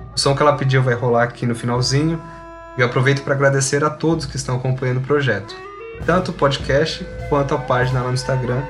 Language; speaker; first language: Portuguese; native; Portuguese